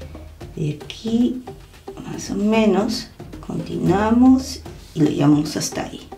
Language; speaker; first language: Spanish; native; Spanish